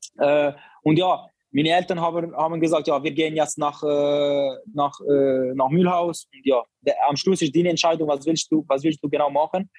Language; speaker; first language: German; non-native, learner; Albanian